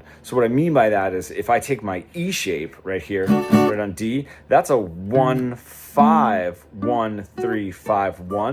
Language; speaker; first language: English; native; English